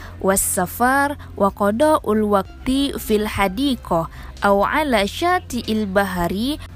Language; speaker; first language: Arabic; non-native, learner; Indonesian